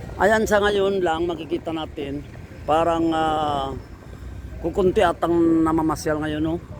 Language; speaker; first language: Filipino; non-native, local second language; Hiligaynon